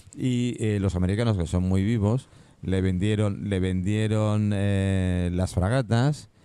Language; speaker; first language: Spanish; non-native, fluent; English